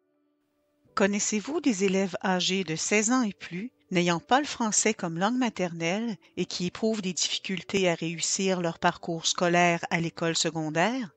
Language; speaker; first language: French; native; French